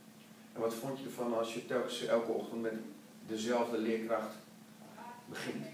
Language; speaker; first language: Dutch; native; Dutch